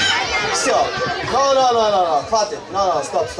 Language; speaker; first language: Russian; non-native, learner; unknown